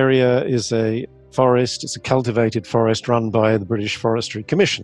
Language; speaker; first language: English; native; English